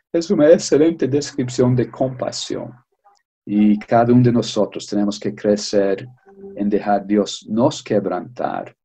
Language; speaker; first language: Spanish; native; Spanish